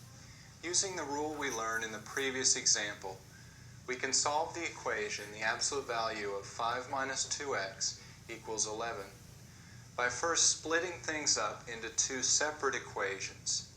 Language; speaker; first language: English; native; English